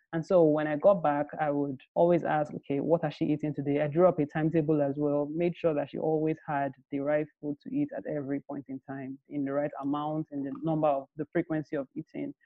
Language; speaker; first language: English; non-native, local second language; Yoruba